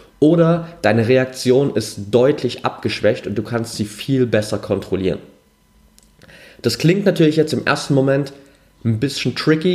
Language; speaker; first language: German; native; German